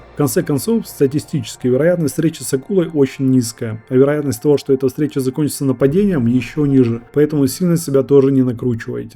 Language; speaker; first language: Russian; native; Russian